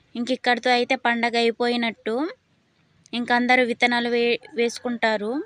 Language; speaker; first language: Telugu; non-native, local second language; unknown